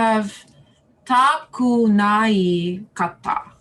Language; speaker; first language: Japanese; non-native, learner; English